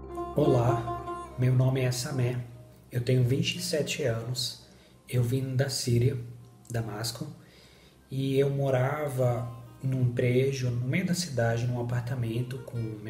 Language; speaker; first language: Portuguese; non-native, learner; Spanish